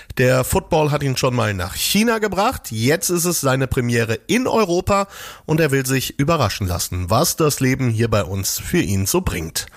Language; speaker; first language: German; native; German